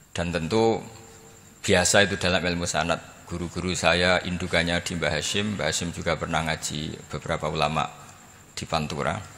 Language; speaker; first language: Indonesian; non-native, local second language; Javanese